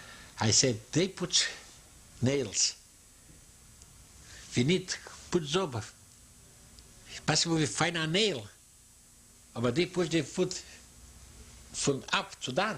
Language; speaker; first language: English; non-native, learner; Yiddish